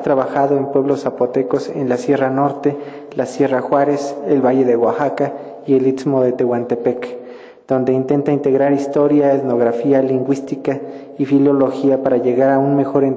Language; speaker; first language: Spanish; native; Spanish